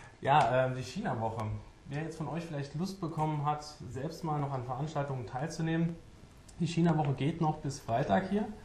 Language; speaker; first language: German; native; German